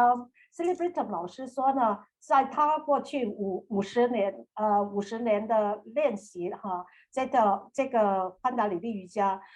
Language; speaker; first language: Chinese; native; Chinese